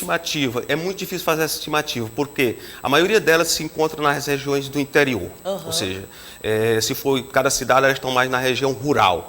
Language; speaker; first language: Portuguese; native; Portuguese